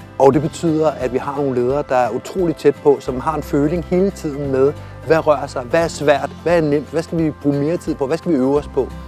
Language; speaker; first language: Danish; native; Danish